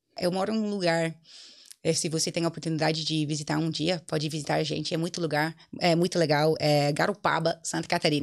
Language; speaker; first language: Portuguese; non-native, fluent; English